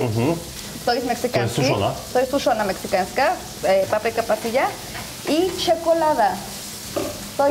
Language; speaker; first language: Polish; non-native, learner; Spanish